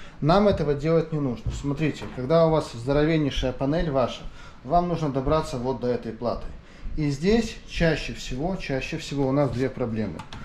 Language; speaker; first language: Russian; non-native, local second language; Ukrainian